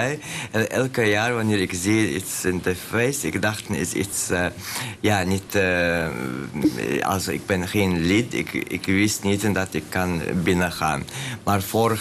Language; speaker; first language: Dutch; non-native, learner; Russian